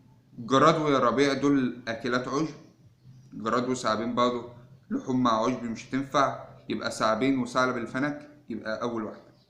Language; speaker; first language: Arabic; native; Arabic